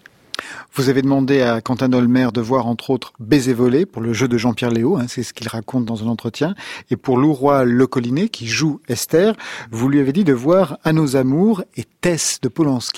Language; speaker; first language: French; native; French